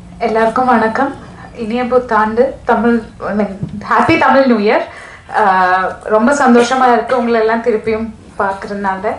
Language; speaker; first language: Tamil; non-native, fluent; Malayalam